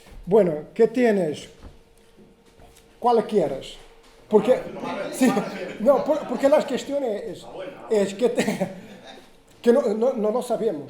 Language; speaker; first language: Spanish; non-native, learner; Portuguese